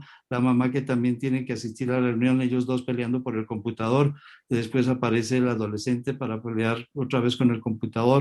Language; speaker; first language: Spanish; native; Spanish